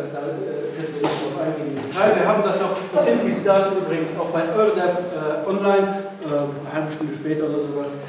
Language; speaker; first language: German; non-native, local second language; Luxembourgish